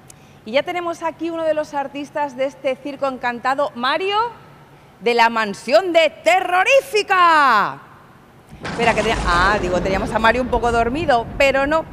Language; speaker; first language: Spanish; native; Spanish